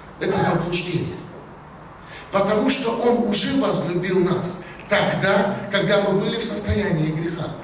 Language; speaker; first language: Russian; native; Russian